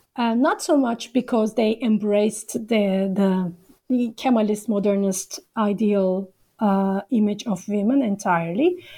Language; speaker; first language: English; non-native, fluent; Turkish